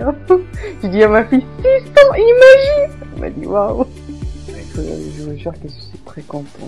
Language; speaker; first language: French; non-native, learner; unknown